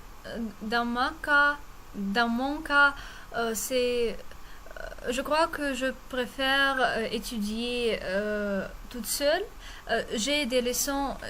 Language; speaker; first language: French; non-native, fluent; Russian